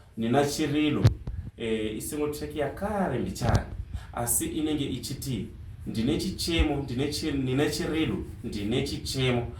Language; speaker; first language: Shona; non-native, local second language; Tsonga